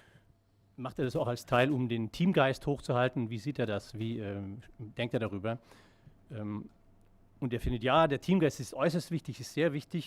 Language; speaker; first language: German; native; German